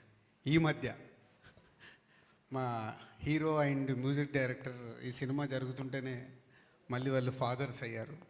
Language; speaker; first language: Telugu; native; Telugu